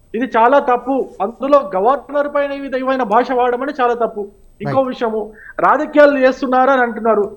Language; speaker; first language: Telugu; native; Telugu